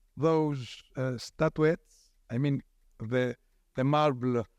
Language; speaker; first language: English; non-native, fluent; Greek